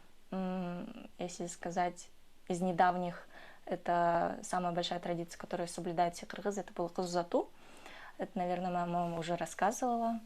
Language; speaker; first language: Russian; early bilingual, other home language; Kyrgyz